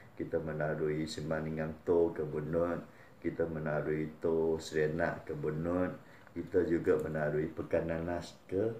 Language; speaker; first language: Malay; non-native, local second language; Chinese